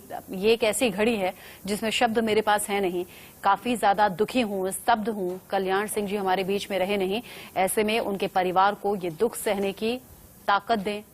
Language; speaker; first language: Hindi; native; Hindi